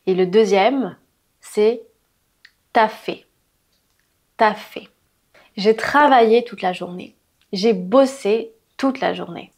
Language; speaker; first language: French; native; French